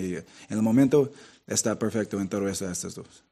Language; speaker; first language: Spanish; non-native, learner; English